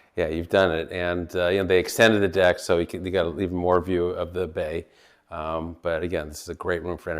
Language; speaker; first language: English; native; English